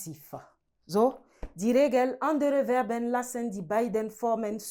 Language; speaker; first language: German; non-native, learner; French